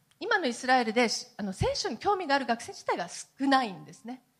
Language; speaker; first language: Japanese; native; Japanese